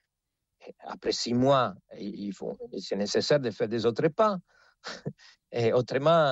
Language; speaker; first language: French; non-native, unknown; Spanish